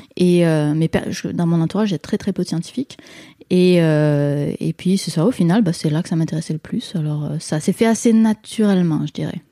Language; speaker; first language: French; native; French